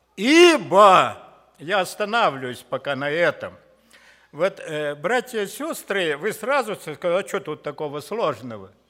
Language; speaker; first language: Russian; native; Russian